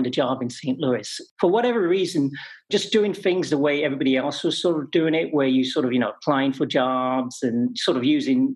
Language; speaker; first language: English; native; English